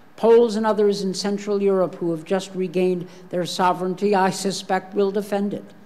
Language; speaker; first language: English; native; English